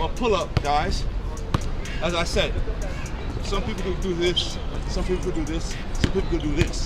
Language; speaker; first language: English; native; English